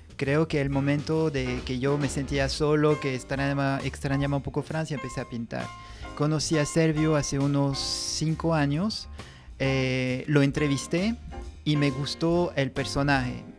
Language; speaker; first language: Spanish; non-native, fluent; French